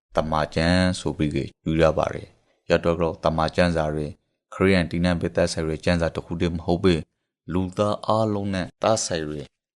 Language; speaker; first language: Burmese; native; Burmese